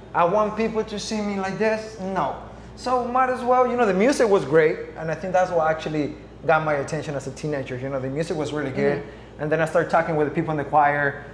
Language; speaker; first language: English; non-native, fluent; Spanish